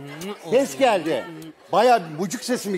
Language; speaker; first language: Turkish; native; Turkish